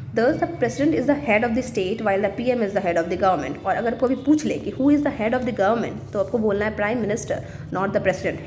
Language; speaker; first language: Hindi; native; Hindi